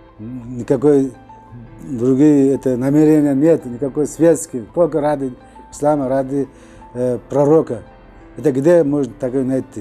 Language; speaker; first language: Russian; non-native, local second language; Uzbek